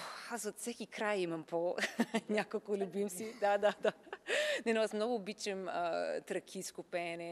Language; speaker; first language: Bulgarian; non-native, fluent; English